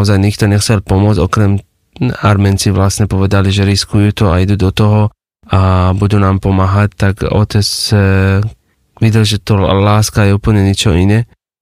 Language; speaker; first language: Slovak; non-native, fluent; Persian